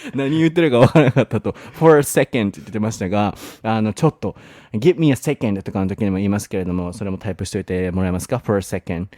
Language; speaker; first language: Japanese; native; Japanese